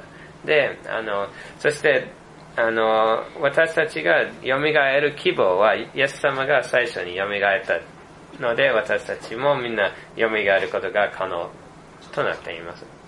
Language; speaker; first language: Japanese; non-native, fluent; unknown